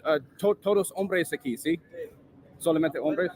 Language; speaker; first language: Spanish; non-native, learner; English